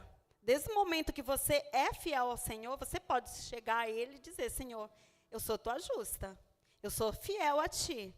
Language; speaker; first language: Portuguese; native; Portuguese